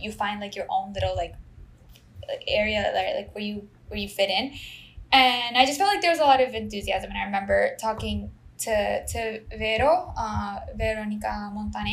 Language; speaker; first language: English; non-native, fluent; Spanish